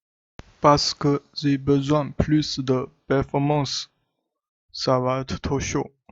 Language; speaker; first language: French; non-native, learner; Chinese